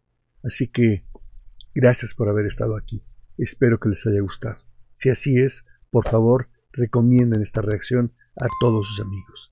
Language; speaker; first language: Spanish; native; Spanish